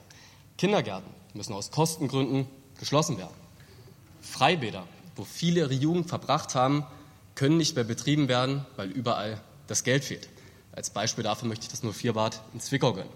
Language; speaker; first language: German; native; German